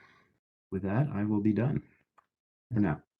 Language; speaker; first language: English; native; English